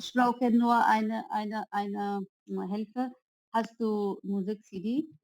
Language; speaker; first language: German; non-native, learner; Urdu